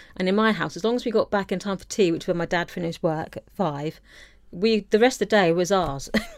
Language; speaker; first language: English; native; English